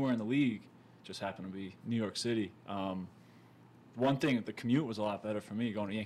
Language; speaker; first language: English; native; English